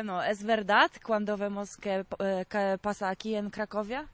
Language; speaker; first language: Spanish; non-native, learner; Polish